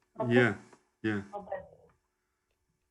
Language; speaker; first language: English; non-native, learner; Turkish